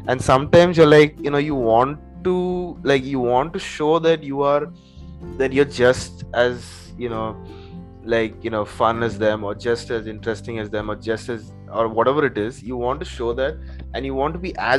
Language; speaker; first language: English; native; English